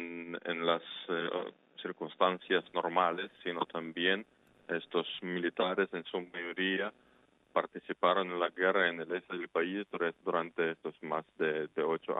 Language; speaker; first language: Spanish; non-native, fluent; Ukrainian